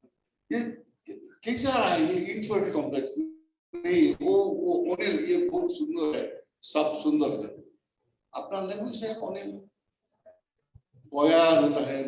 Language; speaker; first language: Hindi; non-native, learner; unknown